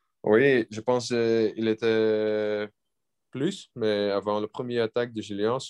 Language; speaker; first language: French; non-native, local second language; Dutch